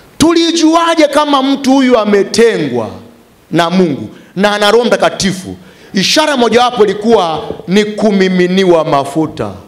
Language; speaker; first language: Swahili; native; Swahili